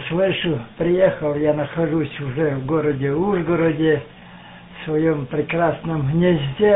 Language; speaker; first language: Russian; non-native, local second language; Ukrainian